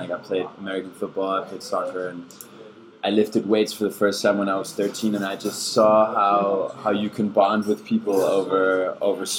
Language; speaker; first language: English; early bilingual, other home language; German